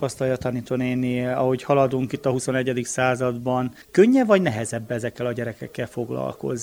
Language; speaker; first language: Hungarian; native; Hungarian